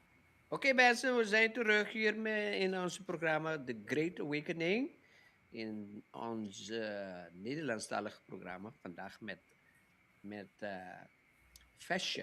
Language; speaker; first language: Dutch; non-native, local second language; Papiamento